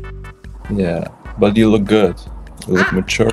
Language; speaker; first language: English; non-native, fluent; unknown